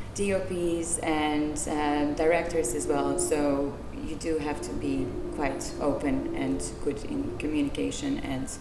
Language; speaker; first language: English; non-native, fluent; Serbian